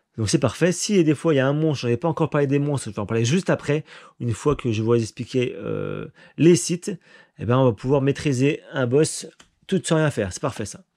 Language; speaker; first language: French; native; French